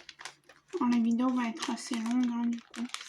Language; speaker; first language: French; native; French